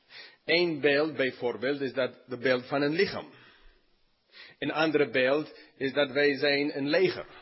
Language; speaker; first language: Dutch; non-native, fluent; English